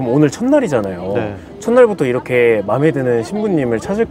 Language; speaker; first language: Korean; native; Korean